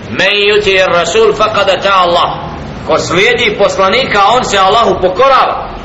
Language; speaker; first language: Bosnian; native; Bosnian